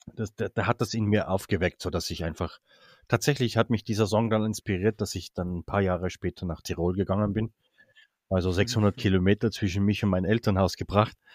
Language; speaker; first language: German; native; German